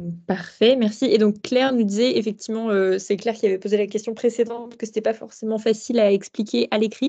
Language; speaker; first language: French; native; French